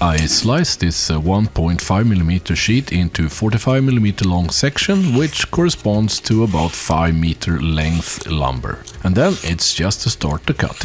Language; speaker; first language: English; non-native, fluent; Swedish